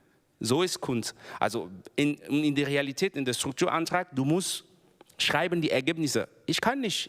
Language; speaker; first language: German; non-native, learner; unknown